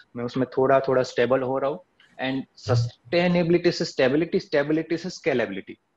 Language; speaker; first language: Hindi; non-native, local second language; Gujarati